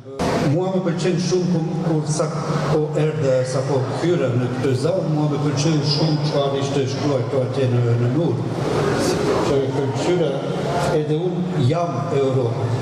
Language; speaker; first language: Albanian; non-native, fluent; French